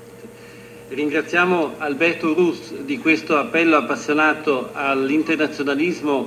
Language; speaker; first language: Italian; native; Italian